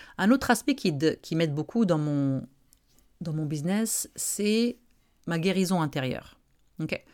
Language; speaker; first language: French; non-native, local second language; Arabic